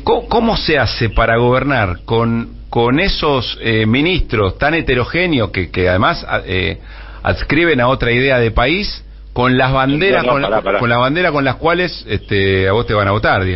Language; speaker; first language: Spanish; native; Spanish